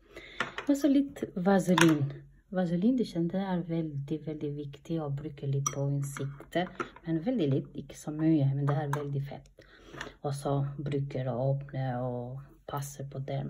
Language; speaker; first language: Norwegian; non-native, learner; Albanian